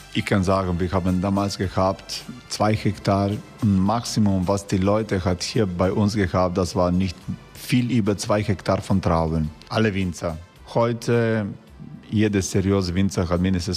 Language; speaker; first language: German; non-native, fluent; Croatian